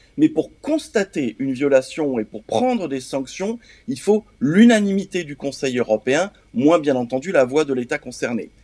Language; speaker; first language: French; native; French